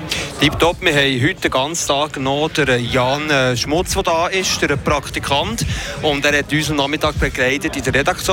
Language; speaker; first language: German; native; German